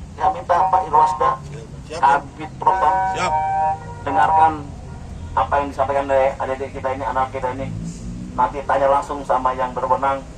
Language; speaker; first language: Indonesian; native; Indonesian